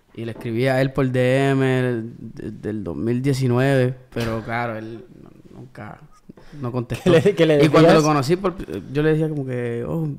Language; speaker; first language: Spanish; early bilingual, heritage; Spanish